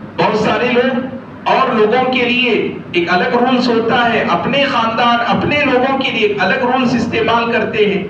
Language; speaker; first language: Urdu; native; Urdu